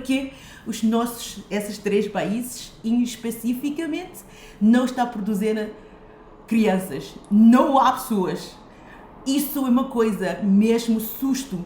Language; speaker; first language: Portuguese; non-native, fluent; Chinese